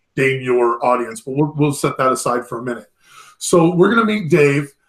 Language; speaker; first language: English; native; English